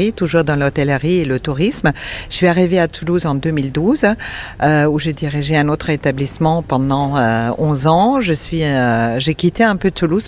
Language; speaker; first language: French; non-native, fluent; German